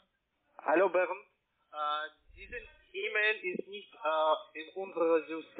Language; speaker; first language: German; non-native, learner; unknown